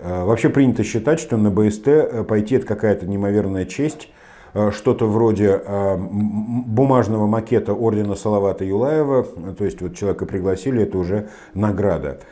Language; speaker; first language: Russian; native; Russian